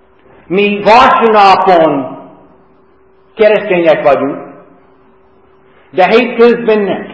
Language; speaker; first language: Hungarian; non-native, fluent; English